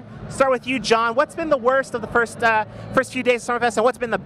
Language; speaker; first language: English; native; English